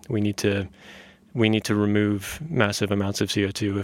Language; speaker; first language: English; native; English